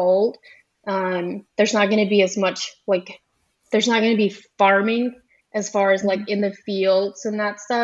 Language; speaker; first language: English; early bilingual, other home language; Pennsylvania German